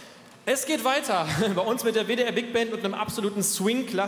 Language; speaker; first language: German; native; German